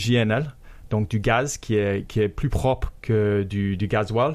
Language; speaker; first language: French; non-native, fluent; English